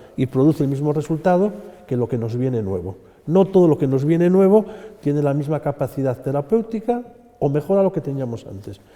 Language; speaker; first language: Spanish; native; Spanish